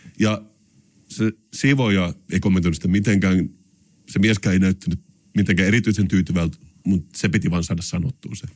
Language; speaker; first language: Finnish; non-native, local second language; Swedish